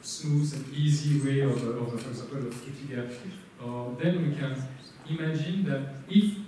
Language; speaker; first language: English; non-native, learner; French